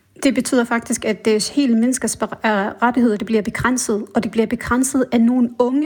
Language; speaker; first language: Danish; non-native, fluent; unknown